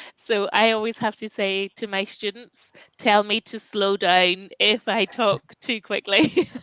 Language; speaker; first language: English; native; English